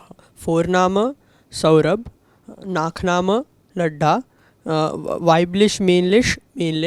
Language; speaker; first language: German; non-native, learner; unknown